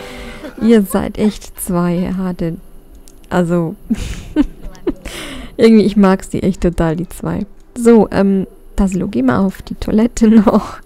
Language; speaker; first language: German; native; German